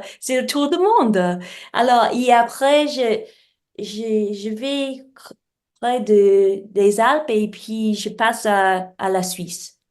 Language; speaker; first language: French; non-native, learner; English